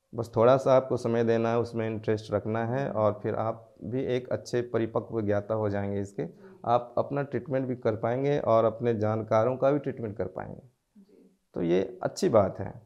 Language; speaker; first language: Hindi; native; Hindi